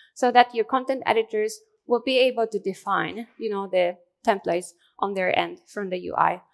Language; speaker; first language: English; non-native, fluent; Japanese